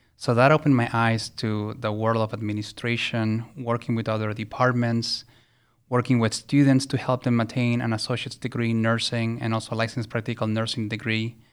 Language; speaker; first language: English; early bilingual, other home language; Spanish